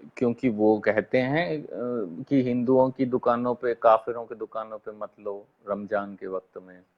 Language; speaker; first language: Hindi; native; Hindi